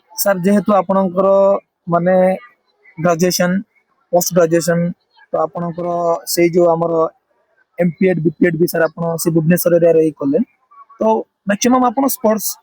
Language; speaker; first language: Odia; non-native, local second language; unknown